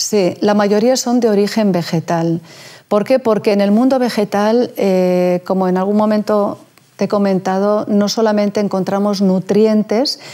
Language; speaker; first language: Spanish; native; Spanish